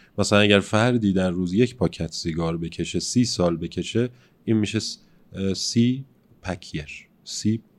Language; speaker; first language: Persian; native; Persian